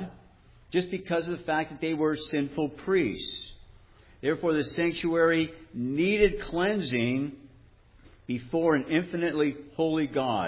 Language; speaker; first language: English; native; English